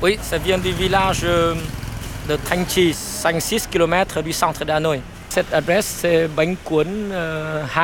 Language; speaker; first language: French; non-native, fluent; Vietnamese